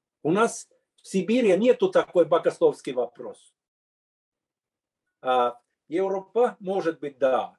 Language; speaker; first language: Russian; non-native, fluent; Finnish